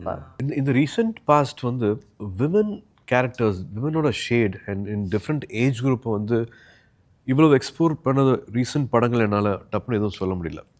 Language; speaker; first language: Tamil; native; Tamil